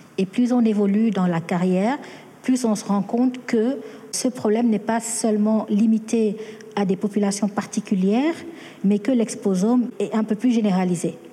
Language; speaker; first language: French; non-native, local second language; Wolof